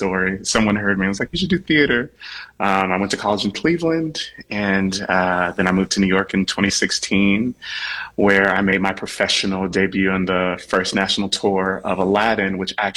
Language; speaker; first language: English; native; English